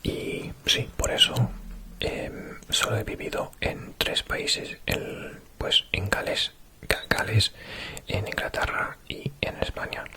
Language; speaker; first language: Spanish; non-native, fluent; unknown